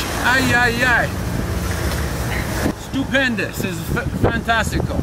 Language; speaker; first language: Portuguese; non-native, learner; English